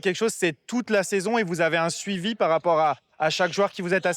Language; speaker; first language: French; native; French